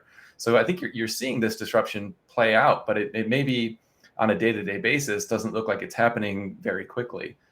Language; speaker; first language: English; native; English